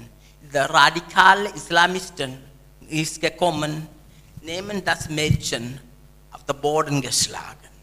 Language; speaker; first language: German; non-native, learner; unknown